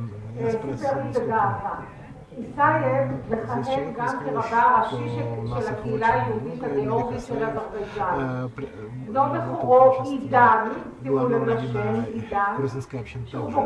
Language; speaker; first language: Russian; non-native, local second language; Azerbaijani